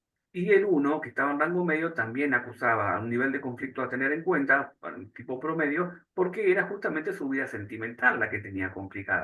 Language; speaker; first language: Spanish; native; Spanish